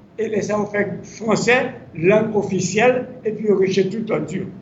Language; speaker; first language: French; non-native, local second language; Haitian Creole